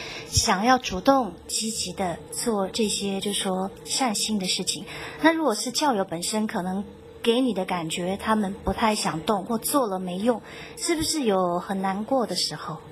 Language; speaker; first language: Chinese; native; Chinese